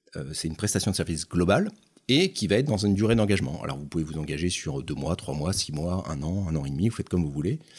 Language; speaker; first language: French; native; French